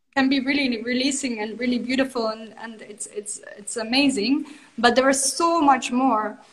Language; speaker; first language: English; non-native, fluent; Dutch